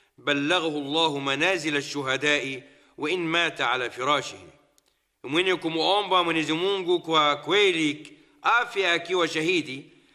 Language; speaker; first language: Swahili; non-native, fluent; Arabic